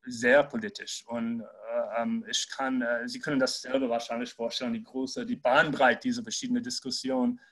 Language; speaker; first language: German; non-native, fluent; English